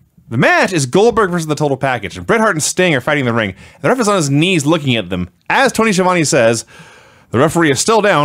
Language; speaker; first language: English; native; English